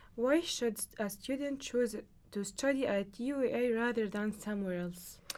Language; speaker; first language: English; non-native, learner; Arabic